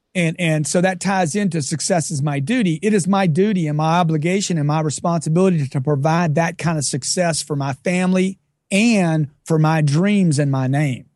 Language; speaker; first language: English; native; English